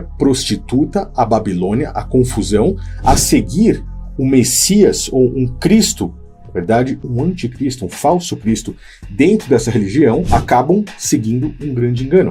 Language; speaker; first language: Portuguese; native; Portuguese